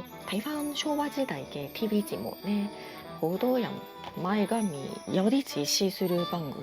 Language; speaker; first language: Cantonese; non-native, fluent; Japanese